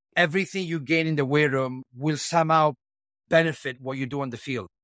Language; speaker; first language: English; non-native, fluent; Italian